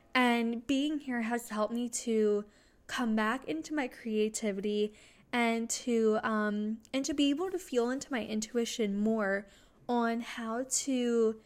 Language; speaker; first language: English; native; English